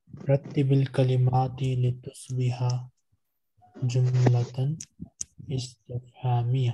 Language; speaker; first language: Arabic; non-native, fluent; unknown